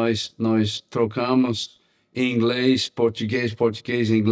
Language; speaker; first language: Portuguese; non-native, learner; English